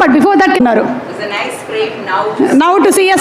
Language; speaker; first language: Telugu; native; Telugu